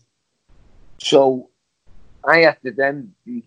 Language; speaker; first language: English; native; English